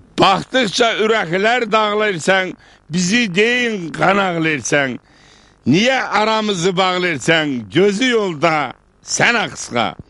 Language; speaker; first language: Turkish; early bilingual, heritage; Turkish